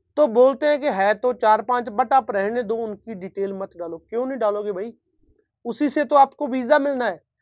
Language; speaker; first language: Hindi; non-native, local second language; Punjabi